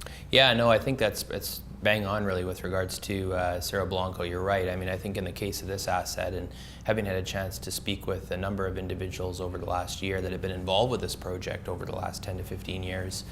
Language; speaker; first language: English; native; English